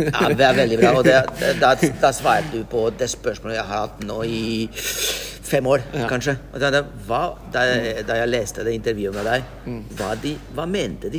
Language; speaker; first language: Norwegian; non-native, fluent; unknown